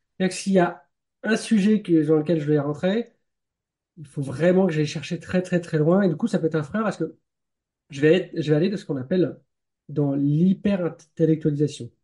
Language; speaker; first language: French; native; French